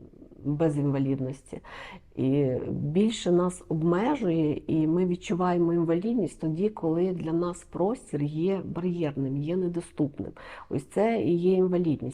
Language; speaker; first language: Ukrainian; native; Ukrainian